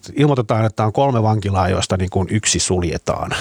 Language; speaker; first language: Finnish; early bilingual, other home language; Danish